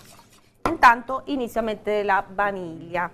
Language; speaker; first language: Italian; non-native, fluent; Spanish